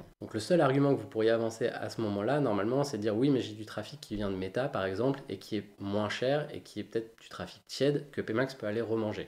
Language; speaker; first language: French; native; French